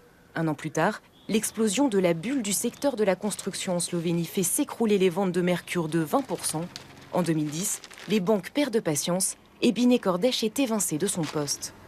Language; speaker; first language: French; native; French